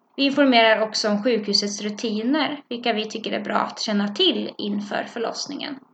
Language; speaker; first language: Swedish; native; Swedish